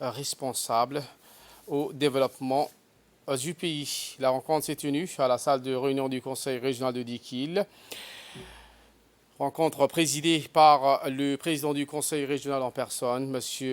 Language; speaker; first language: French; native; French